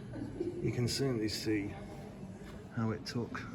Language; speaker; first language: English; native; English